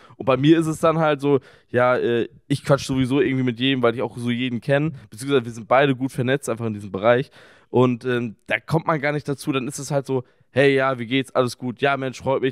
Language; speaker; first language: German; native; German